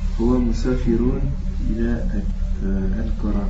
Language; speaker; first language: Arabic; non-native, learner; French